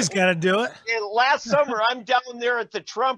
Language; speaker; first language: English; native; English